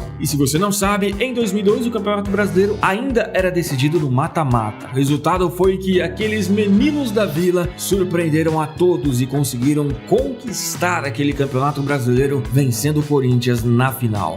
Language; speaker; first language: Portuguese; native; Portuguese